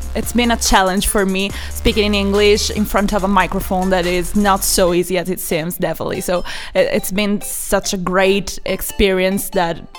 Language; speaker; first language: English; non-native, fluent; Italian